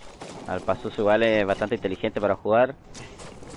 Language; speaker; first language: Spanish; native; Spanish